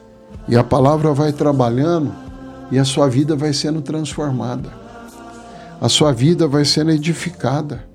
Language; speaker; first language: Portuguese; native; Portuguese